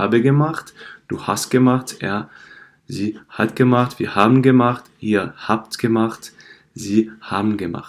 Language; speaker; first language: German; non-native, fluent; French